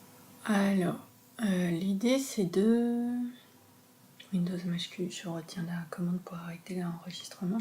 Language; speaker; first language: French; native; French